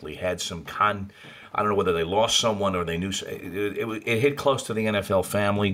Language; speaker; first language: English; native; English